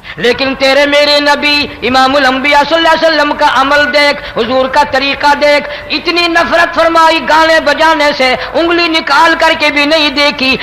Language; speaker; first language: Urdu; non-native, local second language; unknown